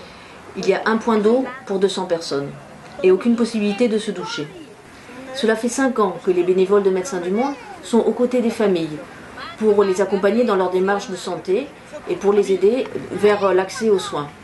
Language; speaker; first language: French; native; French